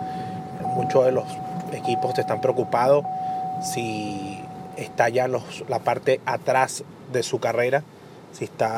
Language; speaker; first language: Spanish; early bilingual, heritage; Spanish